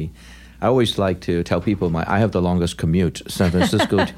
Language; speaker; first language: English; non-native, local second language; Cantonese